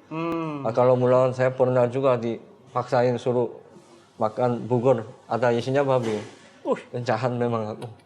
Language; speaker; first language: Indonesian; non-native, fluent; Korean